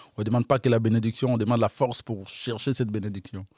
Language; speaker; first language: French; non-native, local second language; Lingala